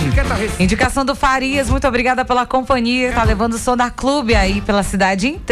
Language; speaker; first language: Portuguese; native; Portuguese